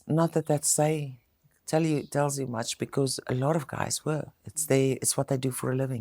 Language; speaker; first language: English; non-native, local second language; Afrikaans